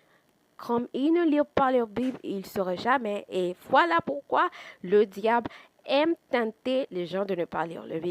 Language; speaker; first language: French; non-native, fluent; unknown